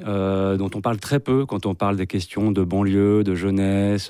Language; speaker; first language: French; native; French